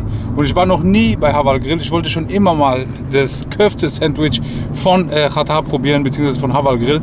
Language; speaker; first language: German; native; German